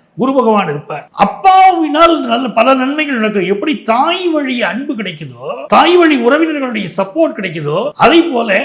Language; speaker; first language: Tamil; native; Tamil